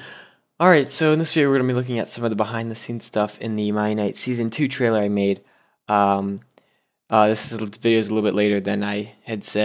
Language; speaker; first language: English; native; English